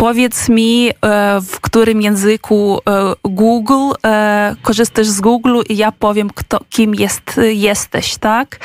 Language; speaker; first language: Polish; non-native, fluent; Ukrainian